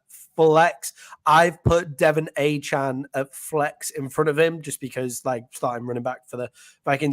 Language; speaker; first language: English; native; English